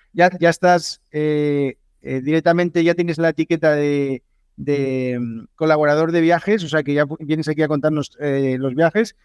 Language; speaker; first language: Spanish; native; Spanish